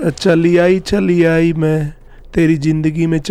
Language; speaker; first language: Spanish; non-native, fluent; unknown